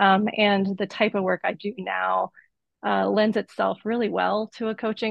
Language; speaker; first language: English; native; English